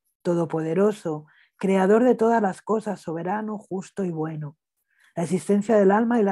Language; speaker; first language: Spanish; native; Spanish